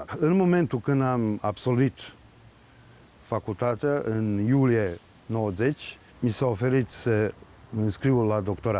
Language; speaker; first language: Romanian; early bilingual, heritage; Serbian